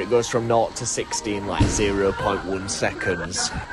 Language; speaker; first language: English; native; English